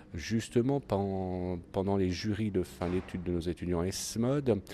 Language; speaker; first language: French; native; French